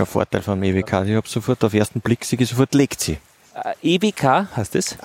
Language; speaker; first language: German; native; German